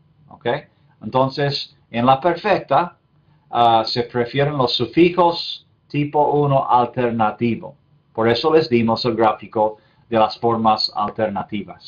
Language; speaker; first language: Spanish; non-native, fluent; English